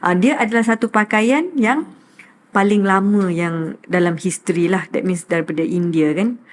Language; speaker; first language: Malay; non-native, local second language; Tamil